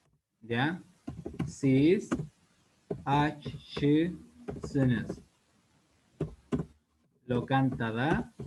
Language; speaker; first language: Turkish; non-native, learner; Spanish